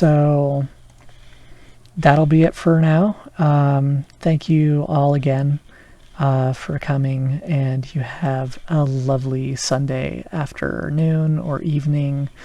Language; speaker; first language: English; native; English